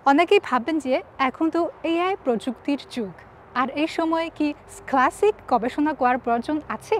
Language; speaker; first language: Bangla; non-native, fluent; Chinese